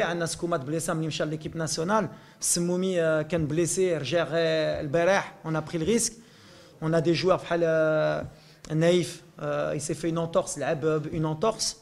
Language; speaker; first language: French; non-native, local second language; Arabic